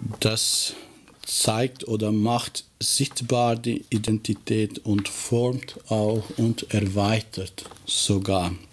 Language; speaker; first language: German; non-native, fluent; Albanian